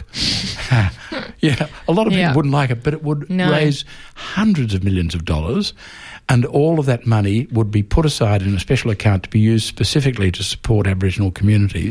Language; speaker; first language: English; native; English